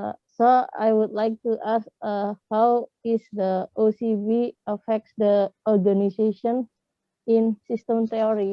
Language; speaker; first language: English; non-native, fluent; Indonesian